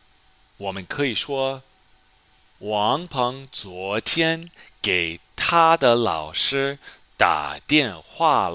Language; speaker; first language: Chinese; non-native, fluent; English